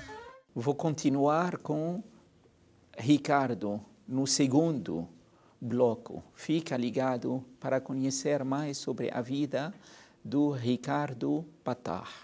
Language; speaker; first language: Portuguese; non-native, fluent; Arabic